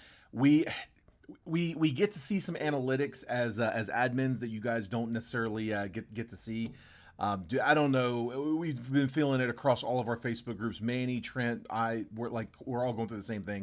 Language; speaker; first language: English; native; English